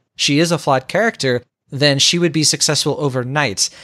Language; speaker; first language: English; native; English